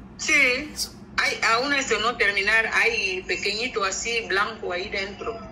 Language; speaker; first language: Spanish; non-native, learner; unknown